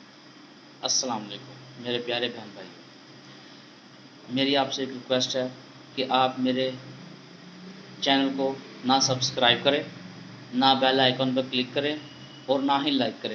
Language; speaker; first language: Hindi; non-native, local second language; Punjabi